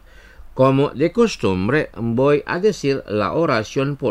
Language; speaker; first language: Spanish; non-native, fluent; Indonesian